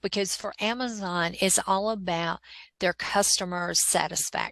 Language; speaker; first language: English; native; English